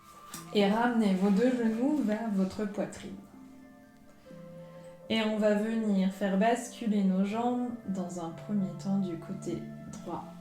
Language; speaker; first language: French; native; French